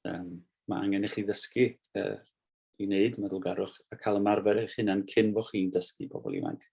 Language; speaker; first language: Welsh; native; Welsh